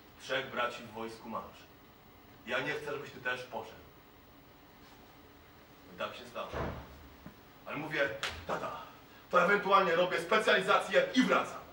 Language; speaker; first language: Polish; non-native, fluent; Kurdish